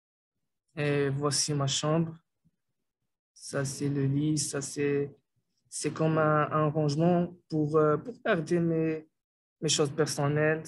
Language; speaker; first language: French; non-native, local second language; Arabic